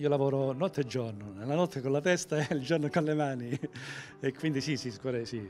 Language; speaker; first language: Italian; native; Italian